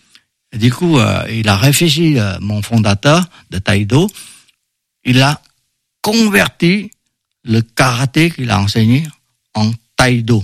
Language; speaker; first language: French; non-native, fluent; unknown